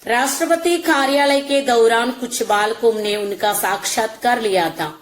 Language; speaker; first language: Hindi; non-native, local second language; Telugu